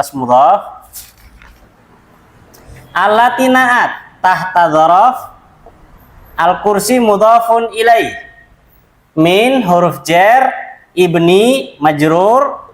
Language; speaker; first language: Arabic; non-native, fluent; Indonesian